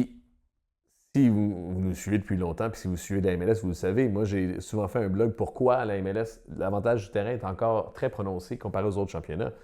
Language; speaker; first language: French; native; French